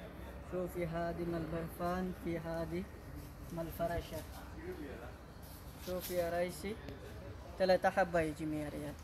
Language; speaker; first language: Arabic; non-native, learner; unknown